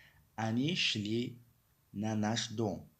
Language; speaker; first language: Russian; non-native, fluent; Tajik